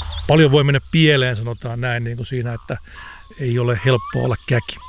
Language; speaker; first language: Finnish; native; Finnish